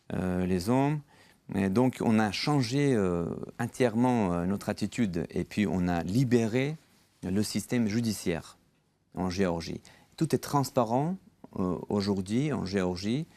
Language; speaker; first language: French; non-native, fluent; Georgian